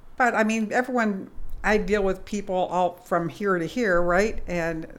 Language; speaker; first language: English; native; English